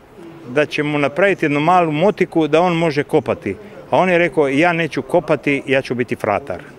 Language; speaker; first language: Croatian; native; Croatian